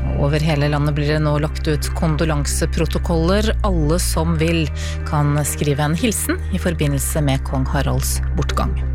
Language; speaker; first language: Norwegian; native; Norwegian